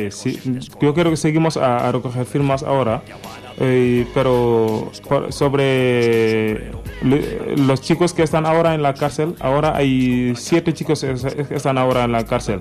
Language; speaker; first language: Spanish; non-native, learner; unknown